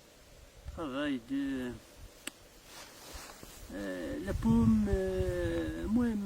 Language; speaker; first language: French; non-native, learner; Central Atlas Tamazight